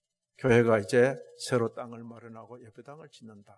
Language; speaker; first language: Korean; native; Korean